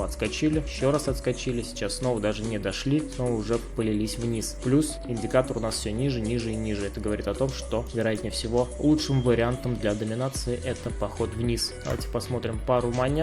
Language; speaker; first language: Russian; native; Russian